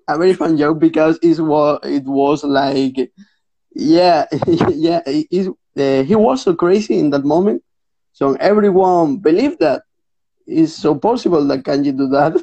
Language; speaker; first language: English; non-native, fluent; Spanish